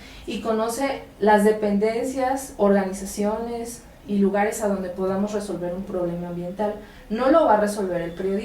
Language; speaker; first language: Spanish; native; Spanish